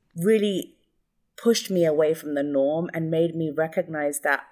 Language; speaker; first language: English; early bilingual, other home language; Hindi